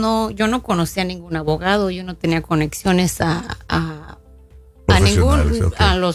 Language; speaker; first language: Spanish; early bilingual, heritage; Spanish